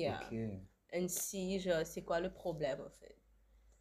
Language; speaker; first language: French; non-native, local second language; Morisyen